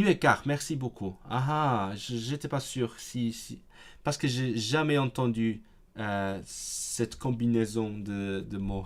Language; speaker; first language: French; non-native, fluent; Cantonese